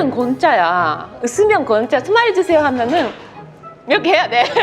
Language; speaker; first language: Korean; non-native, fluent; Japanese